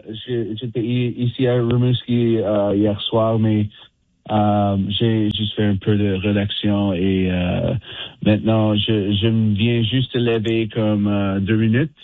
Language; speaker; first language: French; non-native, learner; English